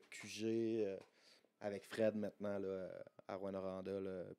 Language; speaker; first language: French; native; French